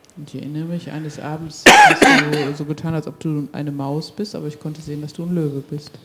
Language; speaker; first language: German; native; German